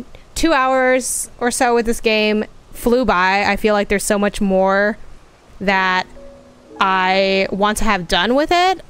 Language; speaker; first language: English; native; English